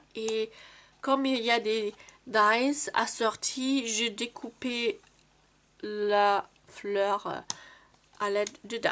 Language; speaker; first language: French; non-native, fluent; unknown